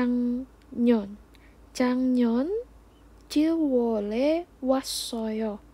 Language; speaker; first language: Korean; non-native, fluent; Indonesian